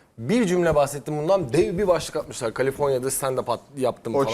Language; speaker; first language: Turkish; native; Turkish